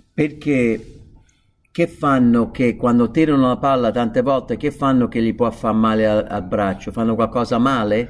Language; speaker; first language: Italian; non-native, fluent; English